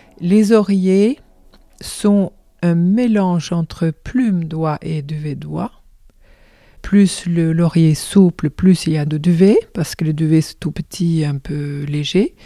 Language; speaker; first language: French; non-native, fluent; Swedish